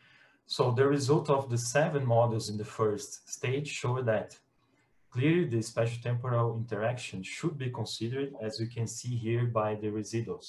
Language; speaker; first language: English; non-native, fluent; Portuguese